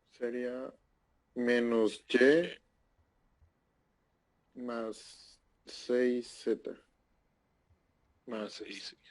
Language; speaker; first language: Spanish; native; Spanish